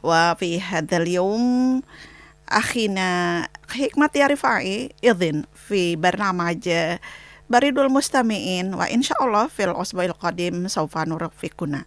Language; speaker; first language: Arabic; non-native, fluent; Indonesian